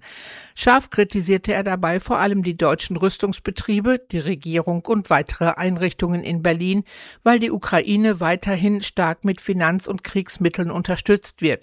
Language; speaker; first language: German; native; German